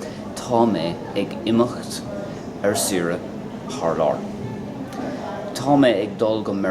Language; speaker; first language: Irish; non-native, local second language; English